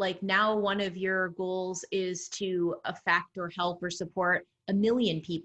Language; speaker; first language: English; native; English